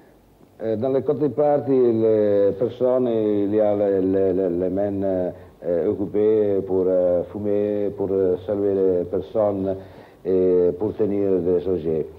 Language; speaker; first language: French; non-native, fluent; Italian